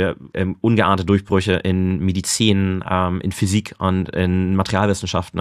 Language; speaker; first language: German; native; German